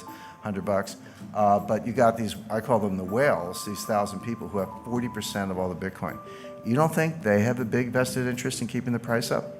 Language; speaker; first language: English; native; English